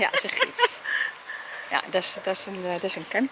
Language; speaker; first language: Dutch; native; Dutch